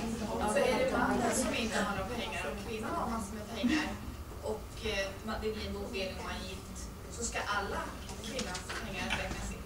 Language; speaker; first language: Swedish; native; Swedish